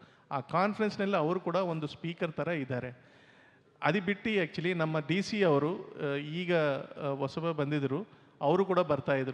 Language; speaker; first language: Kannada; non-native, local second language; Telugu